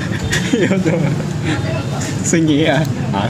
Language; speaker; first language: Vietnamese; non-native, learner; Japanese